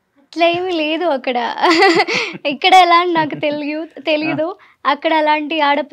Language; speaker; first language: Telugu; non-native, learner; Malayalam